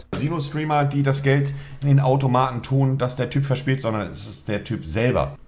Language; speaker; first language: German; native; German